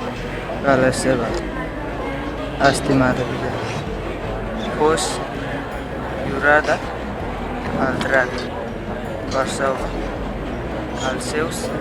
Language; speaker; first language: Catalan; non-native, learner; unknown